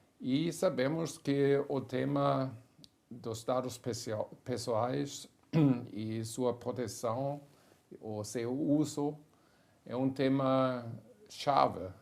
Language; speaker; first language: Portuguese; non-native, fluent; German